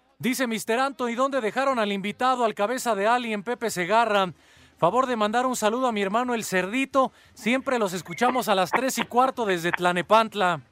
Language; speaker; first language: Spanish; native; Spanish